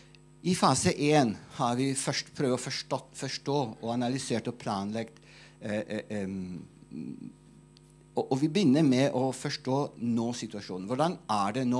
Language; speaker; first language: Norwegian; non-native, fluent; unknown